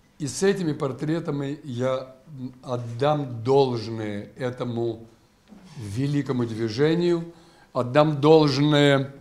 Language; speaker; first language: Russian; native; Russian